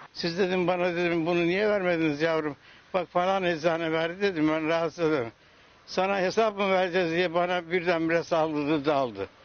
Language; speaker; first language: Turkish; native; Turkish